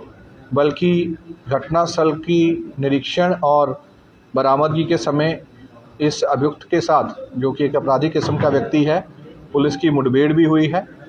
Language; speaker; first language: Hindi; native; Hindi